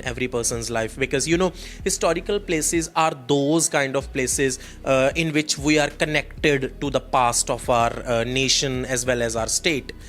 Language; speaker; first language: English; non-native, local second language; Punjabi